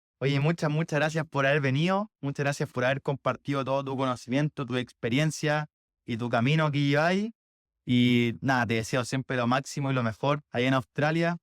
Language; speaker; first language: Spanish; native; Spanish